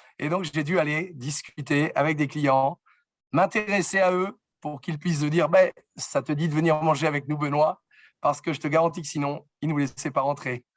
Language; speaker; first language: French; native; French